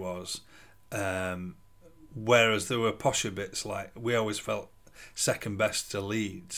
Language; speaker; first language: English; native; English